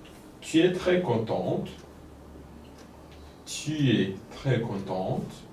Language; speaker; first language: French; non-native, fluent; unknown